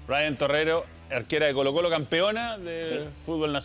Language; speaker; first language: Spanish; native; Spanish